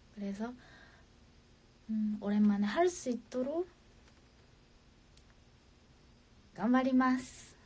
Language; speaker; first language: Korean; non-native, fluent; Japanese